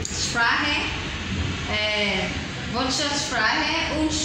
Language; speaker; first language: German; non-native, learner; English